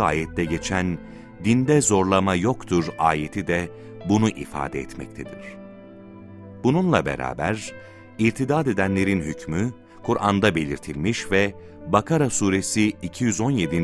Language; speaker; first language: Turkish; native; Turkish